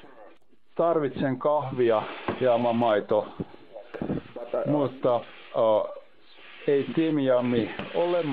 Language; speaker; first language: Finnish; non-native, learner; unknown